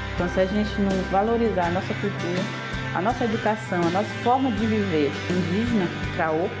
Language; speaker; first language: Portuguese; non-native, local second language; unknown